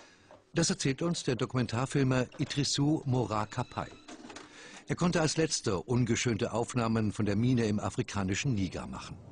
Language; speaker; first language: German; native; German